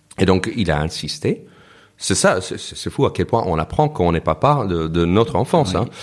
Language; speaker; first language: French; non-native, fluent; English